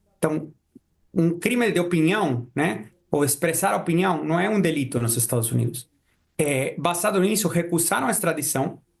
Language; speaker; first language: Portuguese; non-native, fluent; Spanish